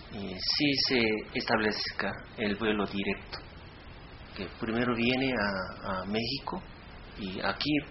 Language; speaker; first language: Spanish; non-native, fluent; Korean